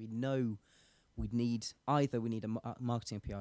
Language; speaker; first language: English; native; English